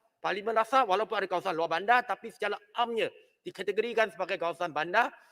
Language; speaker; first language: Malay; non-native, local second language; Chinese